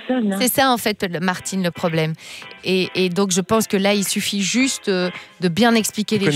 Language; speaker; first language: French; native; French